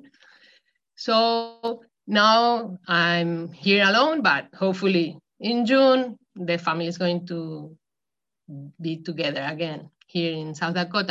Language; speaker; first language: English; non-native, fluent; Spanish